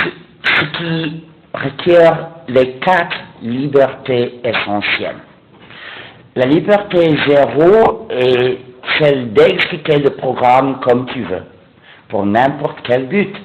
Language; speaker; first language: French; non-native, fluent; English